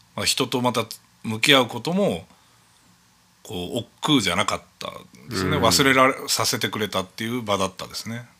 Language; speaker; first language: Japanese; native; Japanese